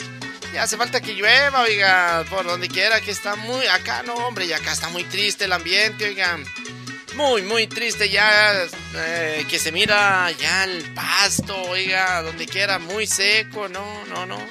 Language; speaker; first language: Spanish; native; Spanish